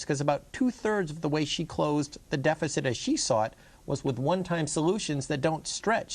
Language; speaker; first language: English; native; English